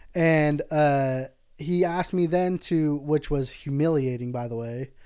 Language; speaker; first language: English; early bilingual, other home language; Spanish